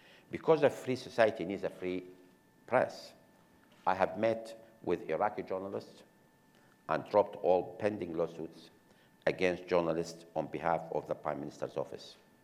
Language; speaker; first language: English; non-native, fluent; Arabic